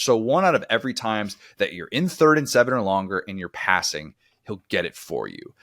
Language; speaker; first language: English; native; English